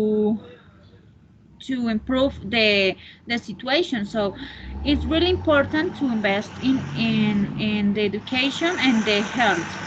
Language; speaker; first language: English; non-native, learner; Spanish